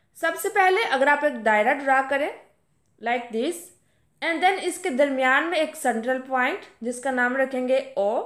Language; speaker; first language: Urdu; native; Urdu